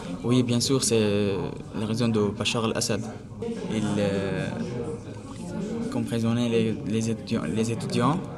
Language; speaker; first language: French; non-native, learner; Arabic